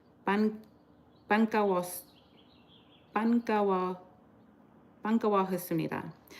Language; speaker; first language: Korean; non-native, learner; English